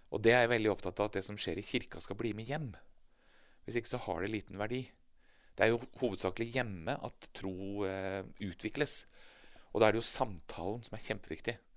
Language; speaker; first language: Norwegian; native; Norwegian